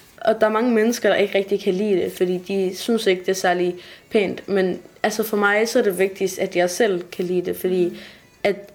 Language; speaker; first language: Danish; early bilingual, other home language; Arabic